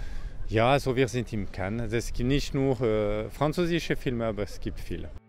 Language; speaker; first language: German; non-native, local second language; French